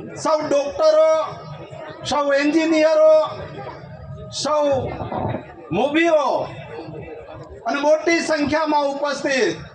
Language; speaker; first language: Gujarati; non-native, local second language; Kukna